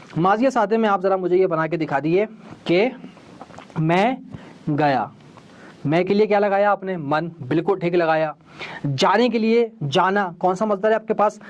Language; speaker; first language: Urdu; native; Urdu